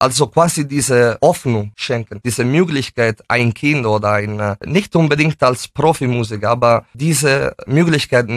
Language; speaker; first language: German; non-native, fluent; Italian